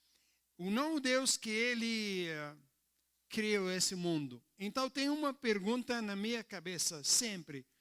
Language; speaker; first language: Portuguese; non-native, learner; Arabic